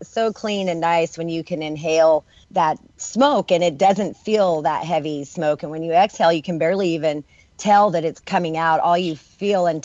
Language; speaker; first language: English; native; English